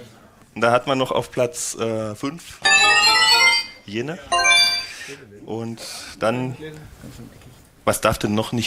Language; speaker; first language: German; native; German